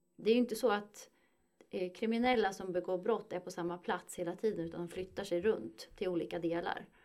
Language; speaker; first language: Swedish; native; Swedish